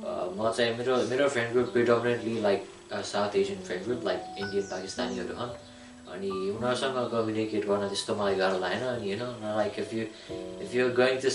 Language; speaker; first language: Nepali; early bilingual, heritage; Nepali